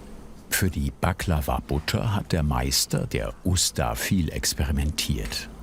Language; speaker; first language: German; native; German